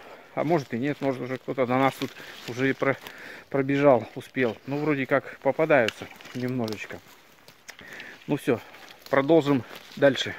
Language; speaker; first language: Russian; native; Russian